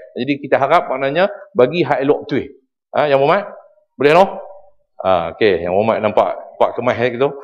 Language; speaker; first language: Malay; native; Malay